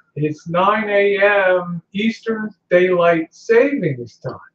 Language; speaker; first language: English; native; English